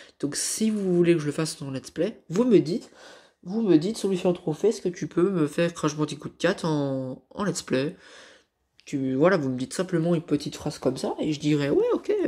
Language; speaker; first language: French; native; French